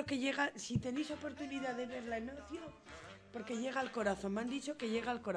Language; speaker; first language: Spanish; native; Spanish